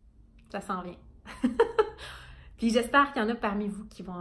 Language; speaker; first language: French; native; French